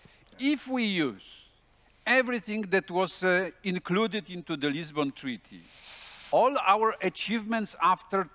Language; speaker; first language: English; non-native, fluent; Polish